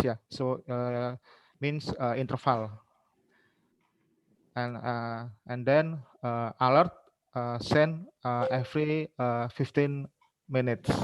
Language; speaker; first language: English; non-native, learner; Indonesian